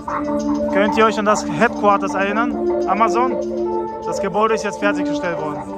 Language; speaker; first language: German; native; German